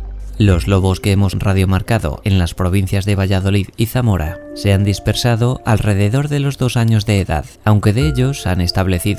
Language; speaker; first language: Spanish; native; Spanish